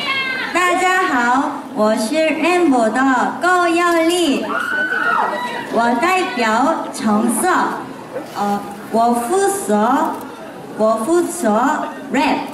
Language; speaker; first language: Chinese; non-native, learner; Korean